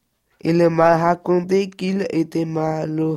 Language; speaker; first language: French; early bilingual, other home language; Chinese